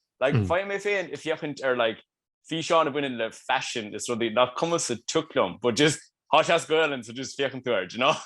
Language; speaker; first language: Irish; native; Irish